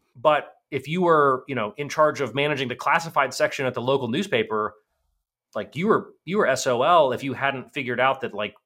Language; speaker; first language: English; native; English